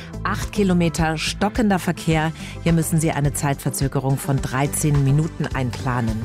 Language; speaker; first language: German; native; German